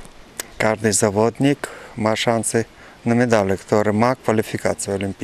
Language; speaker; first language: Polish; non-native, fluent; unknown